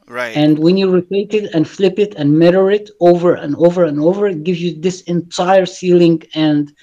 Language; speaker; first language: English; non-native, fluent; Arabic